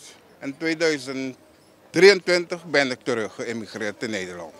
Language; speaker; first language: Dutch; non-native, local second language; Papiamento